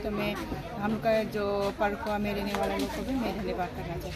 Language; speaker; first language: Hindi; non-native, local second language; Garo